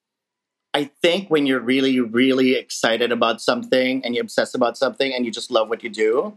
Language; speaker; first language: English; non-native, local second language; Filipino